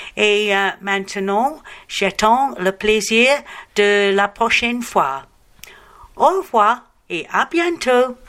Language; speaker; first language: French; non-native, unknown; English